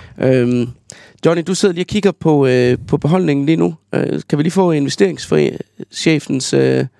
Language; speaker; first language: Danish; native; Danish